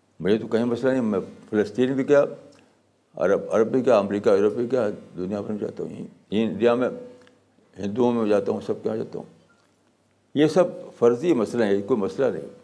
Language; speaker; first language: Urdu; native; Urdu